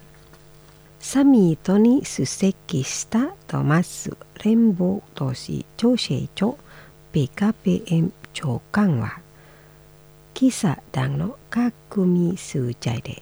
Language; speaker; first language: Japanese; non-native, fluent; Indonesian